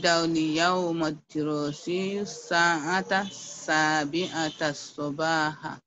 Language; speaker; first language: Arabic; non-native, learner; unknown